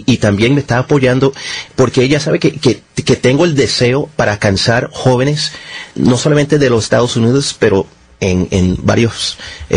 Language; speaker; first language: Spanish; early bilingual, heritage; Spanish